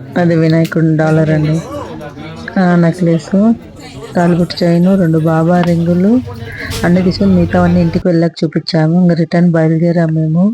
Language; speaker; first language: Telugu; native; Telugu